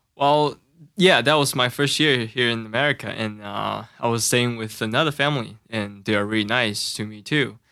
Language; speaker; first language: English; non-native, learner; Chinese